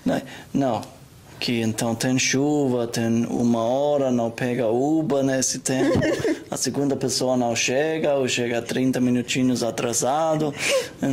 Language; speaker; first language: Portuguese; non-native, learner; German